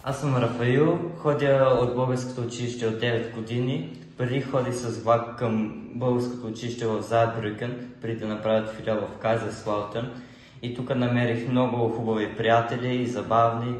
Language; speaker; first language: Bulgarian; early bilingual, heritage; Bulgarian